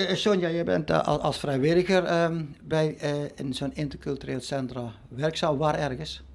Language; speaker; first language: Dutch; native; Dutch